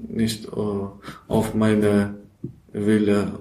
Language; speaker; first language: German; non-native, learner; Persian